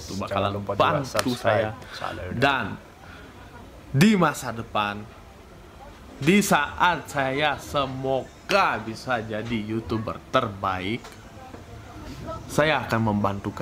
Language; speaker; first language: Indonesian; non-native, fluent; Russian